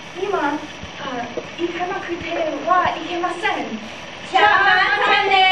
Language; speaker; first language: Japanese; non-native, learner; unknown